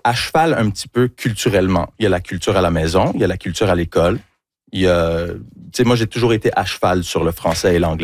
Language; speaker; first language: French; non-native, local second language; English